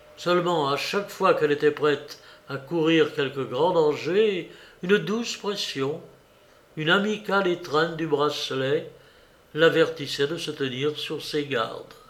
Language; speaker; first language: French; native; French